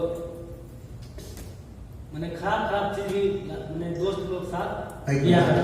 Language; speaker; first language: Hindi; non-native, local second language; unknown